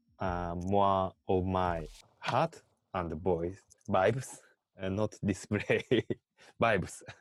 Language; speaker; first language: English; non-native, learner; Japanese